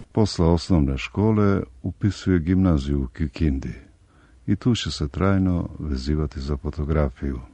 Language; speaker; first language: Serbian; native; Serbian